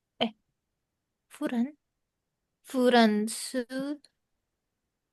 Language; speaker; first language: Japanese; non-native, learner; Indonesian